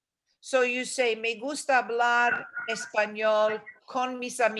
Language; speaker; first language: Spanish; non-native, fluent; English